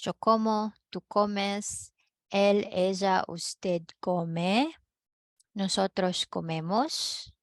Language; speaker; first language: Spanish; non-native, fluent; Filipino